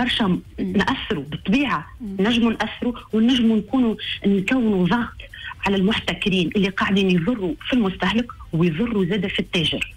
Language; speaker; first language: Arabic; native; Arabic